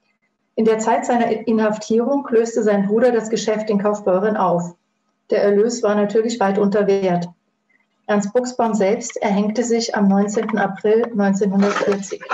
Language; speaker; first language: German; native; German